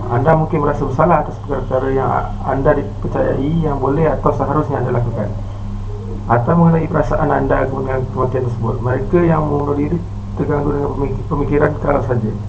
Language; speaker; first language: Malay; native; Malay